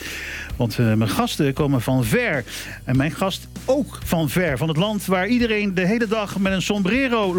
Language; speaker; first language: Dutch; native; Dutch